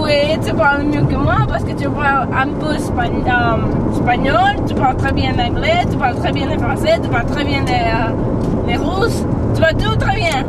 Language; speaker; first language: French; non-native, learner; Spanish